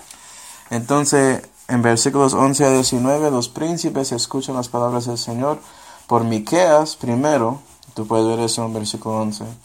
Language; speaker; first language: Spanish; non-native, fluent; English